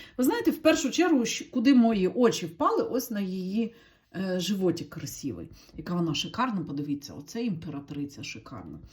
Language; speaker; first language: Ukrainian; non-native, local second language; Russian